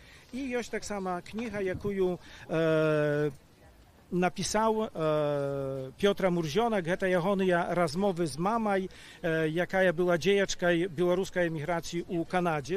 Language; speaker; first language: Polish; non-native, local second language; Belarusian